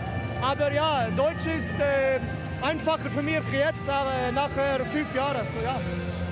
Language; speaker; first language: German; non-native, learner; Swedish